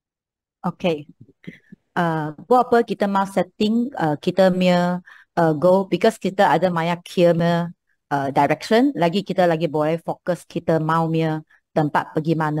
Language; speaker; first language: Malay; non-native, local second language; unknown